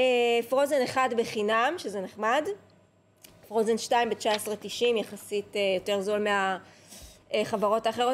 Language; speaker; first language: Hebrew; native; Hebrew